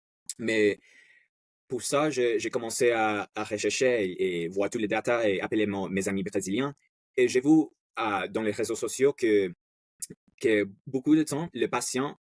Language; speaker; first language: French; non-native, learner; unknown